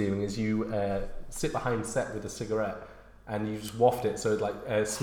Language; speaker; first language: English; native; English